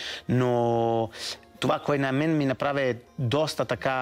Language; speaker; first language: Bulgarian; non-native, fluent; Italian